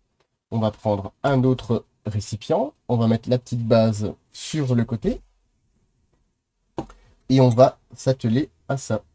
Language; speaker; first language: French; native; French